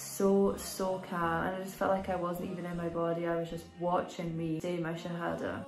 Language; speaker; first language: English; native; English